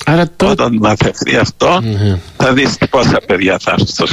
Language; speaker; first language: Greek; early bilingual, heritage; Greek